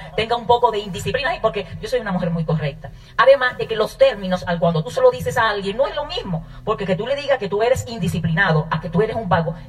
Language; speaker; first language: Spanish; native; Spanish